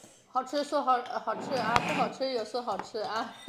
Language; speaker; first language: Chinese; non-native, learner; Indonesian